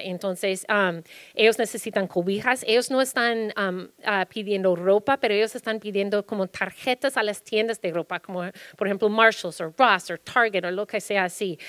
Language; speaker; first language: Spanish; early bilingual, heritage; Spanish